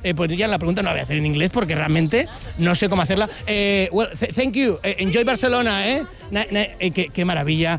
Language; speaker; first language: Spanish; native; Spanish